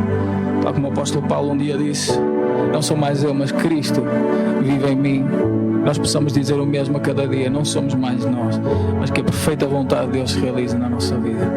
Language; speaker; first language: Portuguese; native; Portuguese